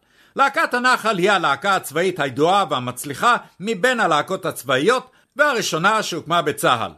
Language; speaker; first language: Hebrew; native; Hebrew